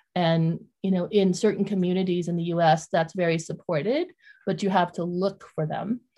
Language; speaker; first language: English; early bilingual, other home language; Vietnamese